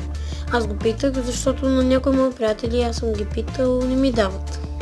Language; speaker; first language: Bulgarian; native; Bulgarian